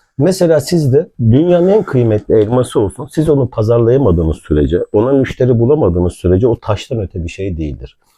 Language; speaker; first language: Turkish; native; Turkish